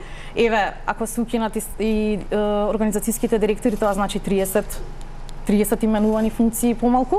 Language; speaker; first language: Macedonian; native; Macedonian